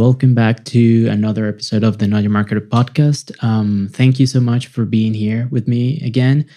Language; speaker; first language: English; non-native, fluent; Spanish